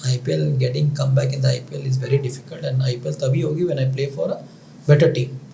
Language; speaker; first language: Hindi; native; Hindi